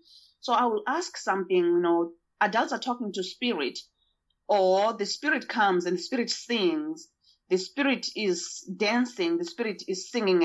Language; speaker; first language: English; non-native, local second language; Shona